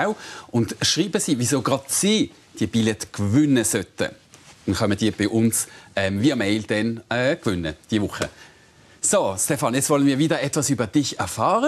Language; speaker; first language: German; native; German